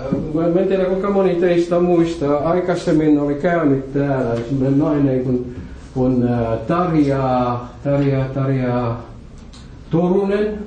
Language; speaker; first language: Finnish; non-native, fluent; French